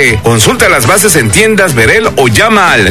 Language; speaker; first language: Spanish; native; Spanish